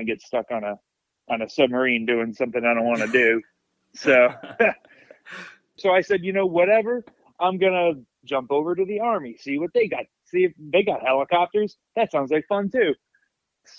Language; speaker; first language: English; native; English